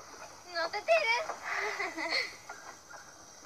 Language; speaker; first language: Spanish; native; Spanish